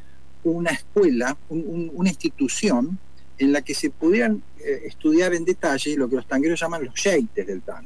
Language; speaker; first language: Spanish; native; Spanish